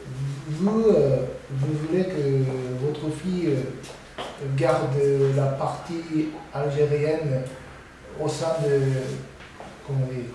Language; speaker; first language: French; non-native, learner; Korean